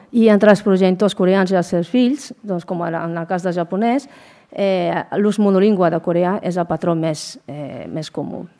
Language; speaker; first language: Catalan; non-native, fluent; Japanese